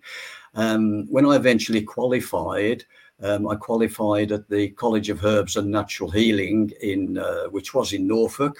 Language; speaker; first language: English; native; English